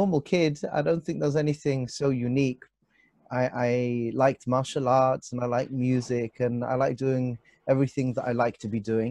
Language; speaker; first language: English; native; English